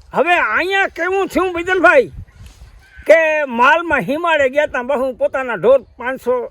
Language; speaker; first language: Gujarati; native; Gujarati